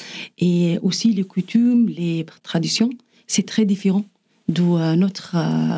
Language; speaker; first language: French; non-native, learner; Arabic